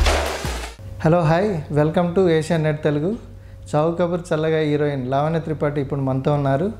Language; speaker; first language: Telugu; native; Telugu